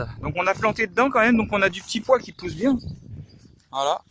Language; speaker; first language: French; native; French